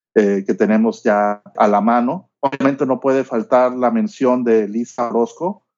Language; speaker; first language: Spanish; native; Spanish